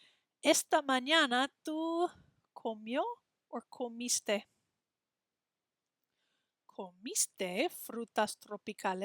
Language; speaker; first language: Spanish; non-native, fluent; English